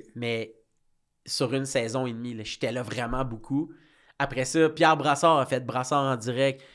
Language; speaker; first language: French; native; French